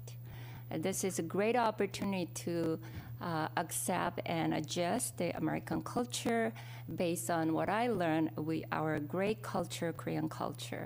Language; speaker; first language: English; non-native, fluent; Korean